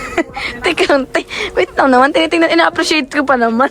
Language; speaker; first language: Filipino; native; Filipino